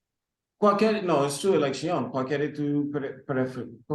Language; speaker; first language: Spanish; non-native, learner; English